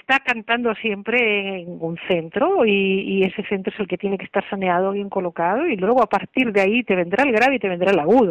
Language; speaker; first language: Spanish; native; Spanish